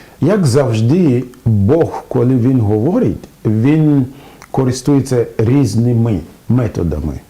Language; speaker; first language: Ukrainian; non-native, fluent; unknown